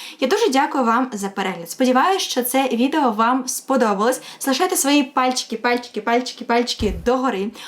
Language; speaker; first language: Ukrainian; non-native, local second language; Russian